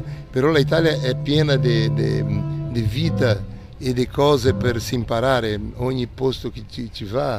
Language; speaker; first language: Italian; non-native, fluent; Portuguese